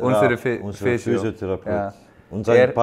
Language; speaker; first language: German; non-native, fluent; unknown